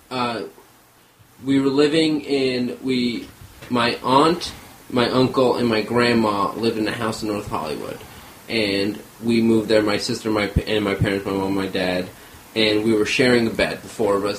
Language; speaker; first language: English; early bilingual, other home language; Armenian